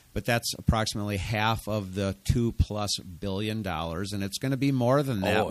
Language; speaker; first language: English; native; English